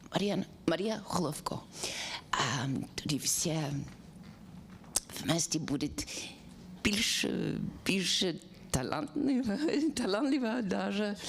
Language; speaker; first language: Ukrainian; non-native, learner; English